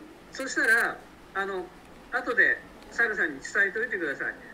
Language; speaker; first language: Japanese; native; Japanese